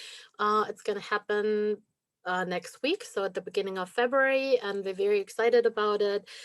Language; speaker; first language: English; non-native, fluent; German